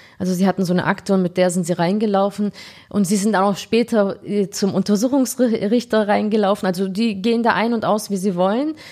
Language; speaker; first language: German; early bilingual, other home language; Turkish